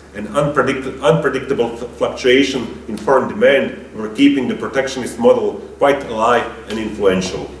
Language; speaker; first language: English; non-native, fluent; Croatian